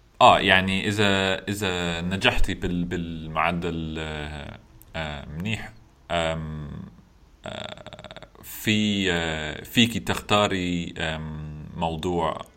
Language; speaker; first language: Arabic; non-native, learner; English